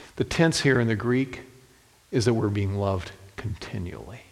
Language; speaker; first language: English; native; English